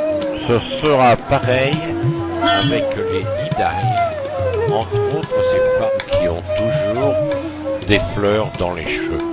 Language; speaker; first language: French; native; French